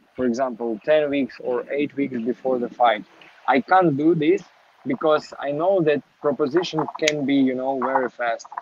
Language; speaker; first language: English; non-native, learner; Ukrainian